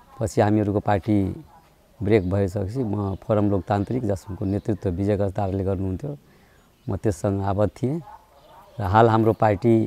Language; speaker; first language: Nepali; non-native, local second language; Maithili